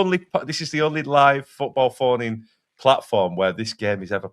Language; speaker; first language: English; native; English